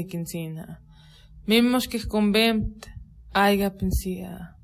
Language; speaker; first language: Spanish; non-native, local second language; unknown